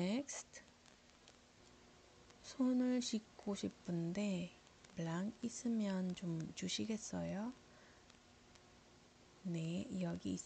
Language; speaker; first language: Korean; non-native, learner; Iloko